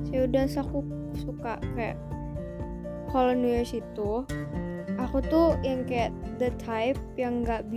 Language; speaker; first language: Indonesian; early bilingual, heritage; Indonesian